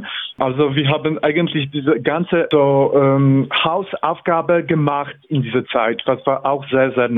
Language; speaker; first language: German; non-native, fluent; Polish